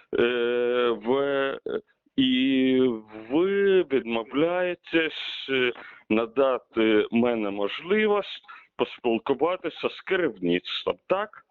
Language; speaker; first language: Ukrainian; non-native, learner; Russian